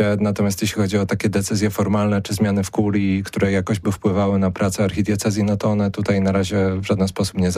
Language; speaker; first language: Polish; native; Polish